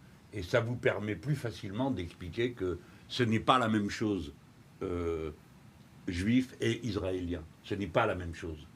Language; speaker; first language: French; native; French